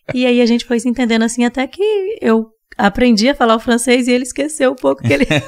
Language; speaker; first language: Portuguese; native; Portuguese